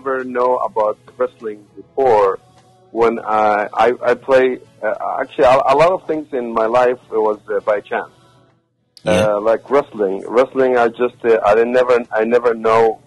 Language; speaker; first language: English; non-native, learner; Arabic